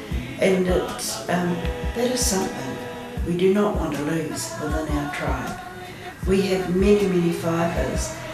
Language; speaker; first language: English; native; English